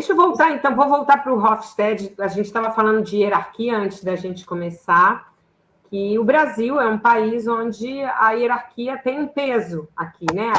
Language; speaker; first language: Portuguese; native; Portuguese